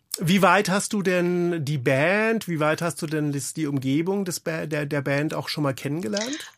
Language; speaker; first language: German; native; German